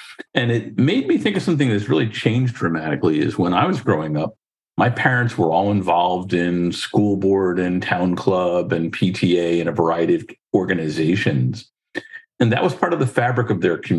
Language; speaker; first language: English; native; English